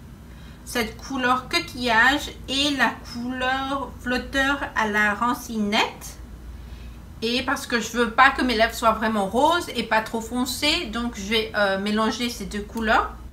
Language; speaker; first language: French; non-native, fluent; Spanish